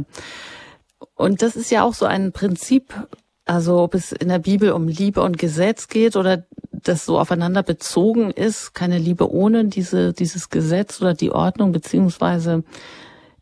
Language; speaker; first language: German; native; German